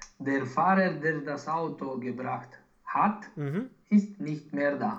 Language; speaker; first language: German; non-native, learner; Romanian